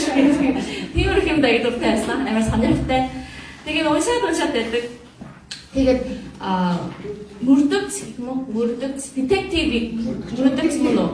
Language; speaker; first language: Mongolian; non-native, fluent; Korean